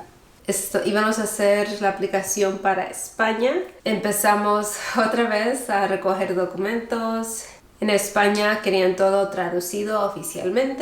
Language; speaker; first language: Spanish; early bilingual, heritage; Spanish